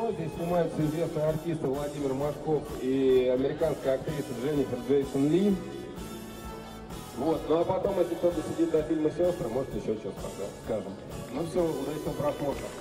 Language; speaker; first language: Russian; native; Russian